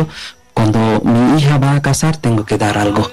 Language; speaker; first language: Spanish; non-native, learner; Bangla